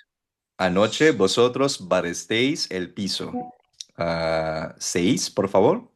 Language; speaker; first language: Spanish; non-native, fluent; Filipino